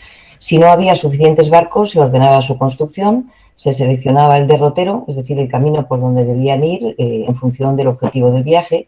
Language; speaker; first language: Spanish; native; Spanish